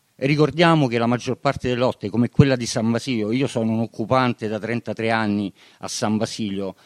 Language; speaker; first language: Italian; native; Italian